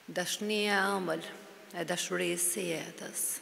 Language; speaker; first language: Italian; non-native, learner; Albanian